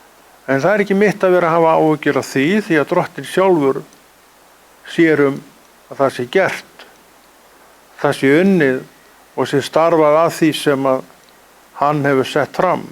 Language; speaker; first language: Icelandic; native; Icelandic